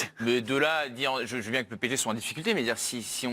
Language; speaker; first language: French; native; French